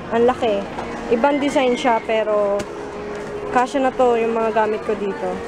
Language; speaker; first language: Filipino; early bilingual, heritage; Filipino